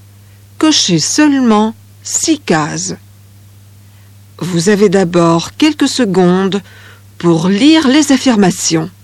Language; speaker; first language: French; native; French